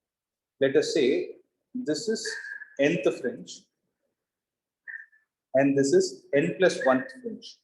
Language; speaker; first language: English; non-native, local second language; Tamil